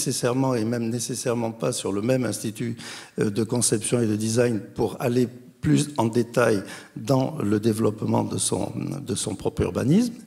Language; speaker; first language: French; native; French